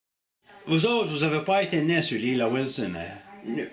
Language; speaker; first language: French; native; French